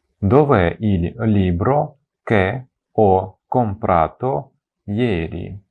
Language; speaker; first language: Italian; non-native, fluent; Ukrainian